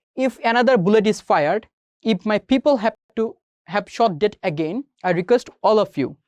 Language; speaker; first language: English; non-native, local second language; Bangla